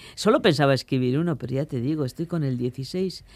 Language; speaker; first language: Spanish; native; Spanish